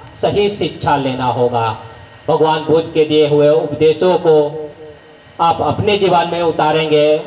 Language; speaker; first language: Hindi; non-native, local second language; Marathi